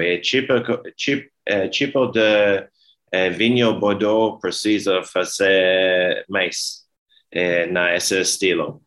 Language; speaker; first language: Portuguese; non-native, learner; English